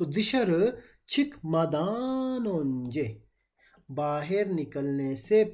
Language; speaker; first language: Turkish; non-native, fluent; Urdu